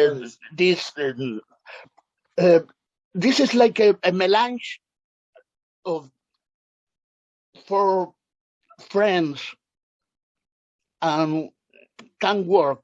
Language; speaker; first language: English; non-native, learner; Spanish